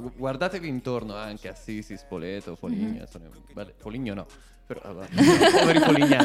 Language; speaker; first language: Italian; native; Italian